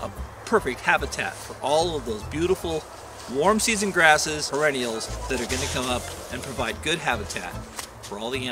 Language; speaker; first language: English; native; English